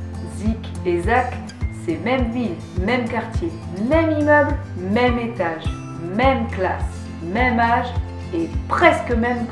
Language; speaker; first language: French; native; French